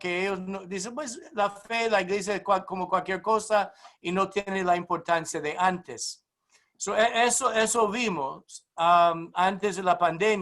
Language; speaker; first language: Spanish; non-native, fluent; English